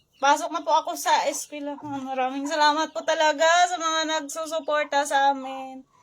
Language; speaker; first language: Filipino; non-native, local second language; Hiligaynon